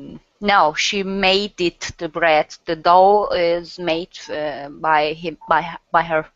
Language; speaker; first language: English; non-native, learner; Turkish